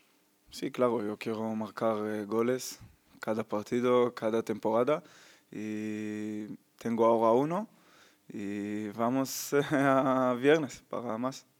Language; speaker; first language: Spanish; non-native, learner; Hebrew